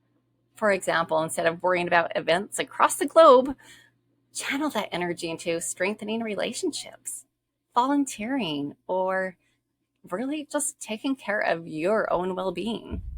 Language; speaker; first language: English; native; English